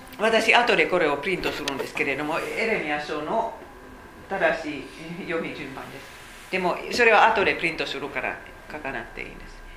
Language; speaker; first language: Japanese; non-native, fluent; Finnish